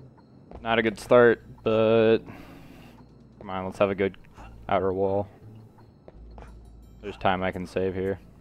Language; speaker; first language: English; native; English